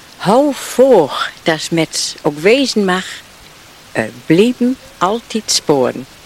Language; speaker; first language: Dutch; native; Dutch